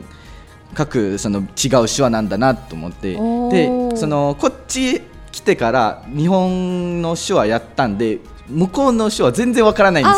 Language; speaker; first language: Japanese; non-native, fluent; Malay